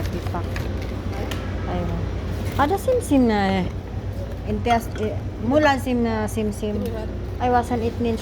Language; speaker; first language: Arabic; non-native, learner; Filipino